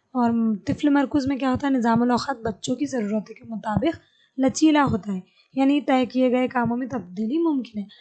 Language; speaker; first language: Urdu; native; Urdu